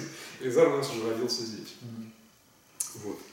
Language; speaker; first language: Russian; native; Russian